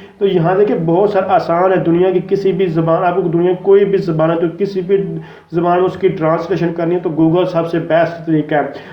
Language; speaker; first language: Urdu; non-native, local second language; Punjabi